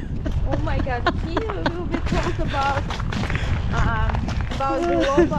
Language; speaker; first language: English; non-native, learner; Russian